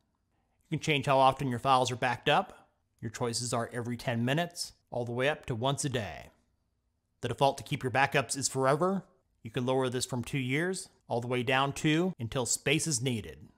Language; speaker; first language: English; native; English